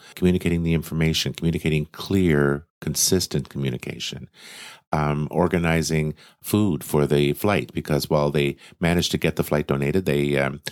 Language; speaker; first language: English; native; English